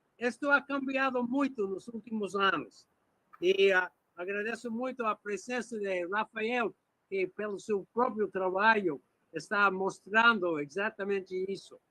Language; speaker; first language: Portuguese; non-native, fluent; English